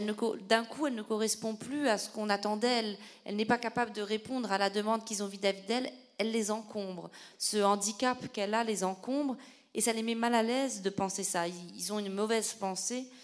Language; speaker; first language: French; native; French